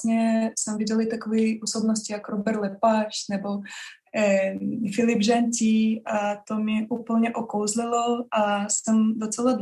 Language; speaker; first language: Czech; non-native, fluent; Russian